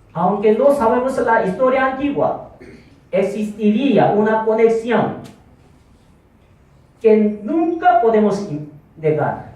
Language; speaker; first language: Spanish; non-native, fluent; Korean